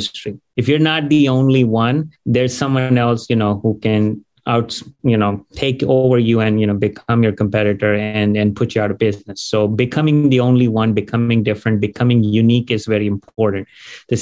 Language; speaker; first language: English; non-native, local second language; Gujarati